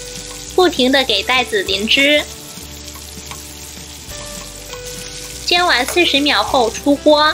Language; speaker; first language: Chinese; native; Chinese